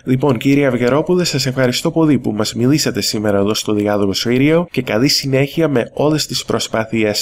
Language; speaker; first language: Greek; native; Greek